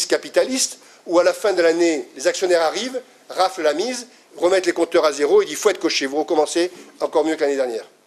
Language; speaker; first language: French; native; French